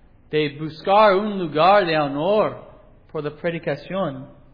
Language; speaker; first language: Spanish; non-native, learner; English